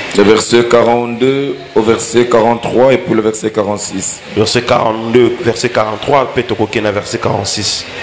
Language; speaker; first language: French; non-native, local second language; Lingala